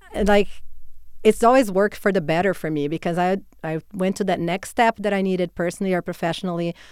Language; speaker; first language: English; non-native, fluent; Portuguese